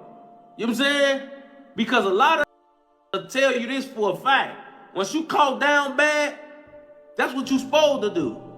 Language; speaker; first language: English; native; English